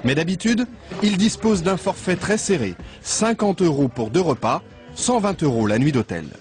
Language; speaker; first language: French; native; French